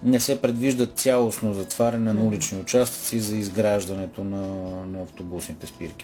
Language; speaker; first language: Bulgarian; native; Bulgarian